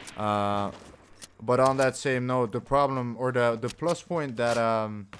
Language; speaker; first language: English; non-native, fluent; Dutch